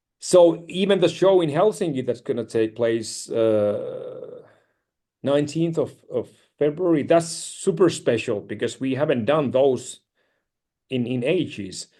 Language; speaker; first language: English; non-native, fluent; Finnish